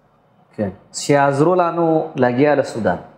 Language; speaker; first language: Hebrew; non-native, fluent; Amharic